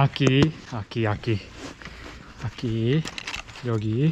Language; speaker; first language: Spanish; non-native, learner; Korean